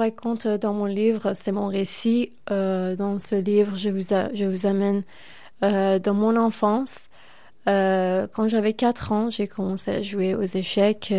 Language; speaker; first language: French; non-native, fluent; Persian